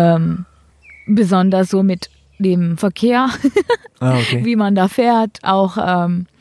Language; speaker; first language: German; non-native, fluent; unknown